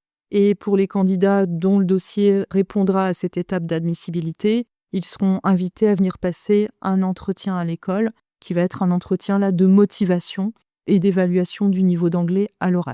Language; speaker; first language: French; native; French